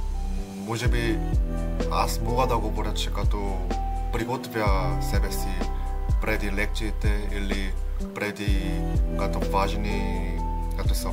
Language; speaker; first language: Bulgarian; non-native, learner; Korean